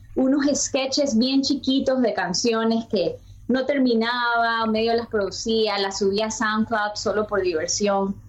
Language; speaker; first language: Spanish; early bilingual, heritage; Spanish